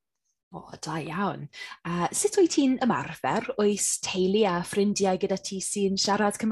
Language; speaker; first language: Welsh; non-native, learner; English